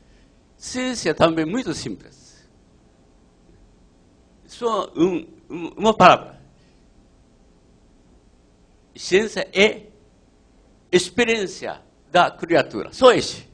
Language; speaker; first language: Portuguese; non-native, learner; Japanese